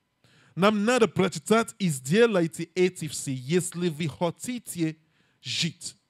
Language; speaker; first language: Russian; non-native, learner; English